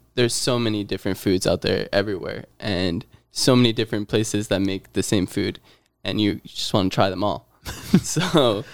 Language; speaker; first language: English; native; English